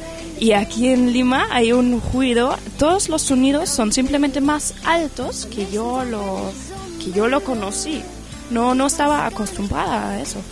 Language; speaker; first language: Spanish; non-native, fluent; German